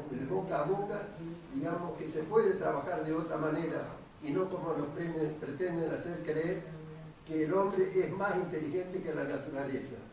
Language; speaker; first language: Spanish; native; Spanish